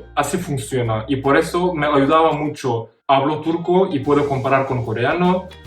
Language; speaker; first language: Spanish; non-native, fluent; Turkish